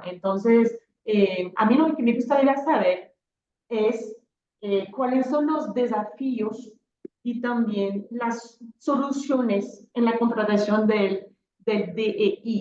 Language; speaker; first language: Spanish; non-native, fluent; French